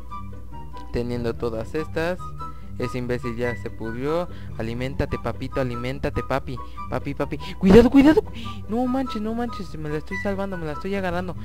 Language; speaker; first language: Spanish; native; Spanish